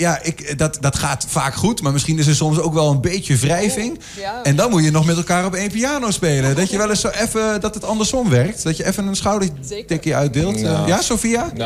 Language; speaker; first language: Dutch; native; Dutch